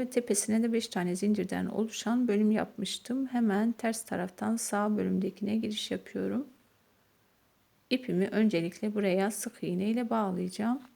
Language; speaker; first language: Turkish; native; Turkish